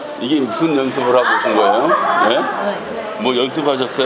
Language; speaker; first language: Korean; native; Korean